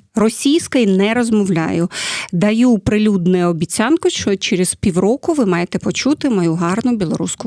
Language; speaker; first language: Ukrainian; non-native, fluent; Russian